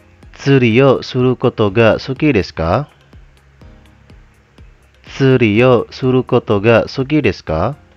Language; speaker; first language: Japanese; non-native, fluent; Indonesian